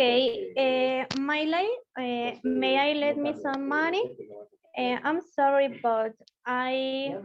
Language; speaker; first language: English; non-native, learner; Spanish